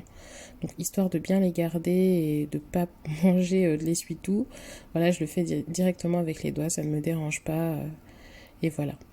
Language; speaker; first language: French; native; French